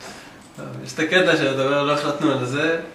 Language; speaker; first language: Hebrew; native; Hebrew